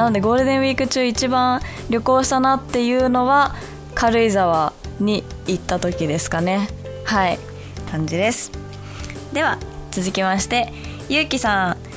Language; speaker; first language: Japanese; early bilingual, other home language; English